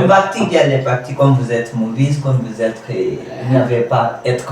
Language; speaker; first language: French; non-native, learner; Kamba